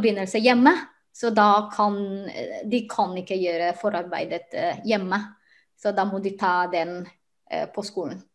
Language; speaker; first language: Norwegian; non-native, fluent; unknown